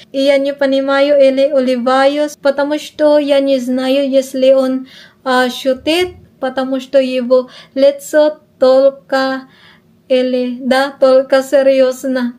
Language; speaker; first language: Russian; non-native, learner; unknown